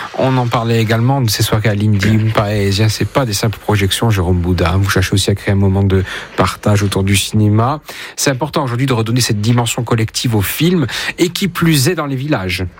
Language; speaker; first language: French; native; French